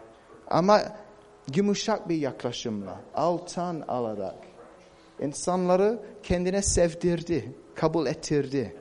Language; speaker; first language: Turkish; non-native, fluent; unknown